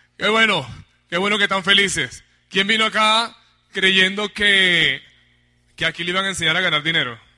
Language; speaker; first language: Spanish; native; Spanish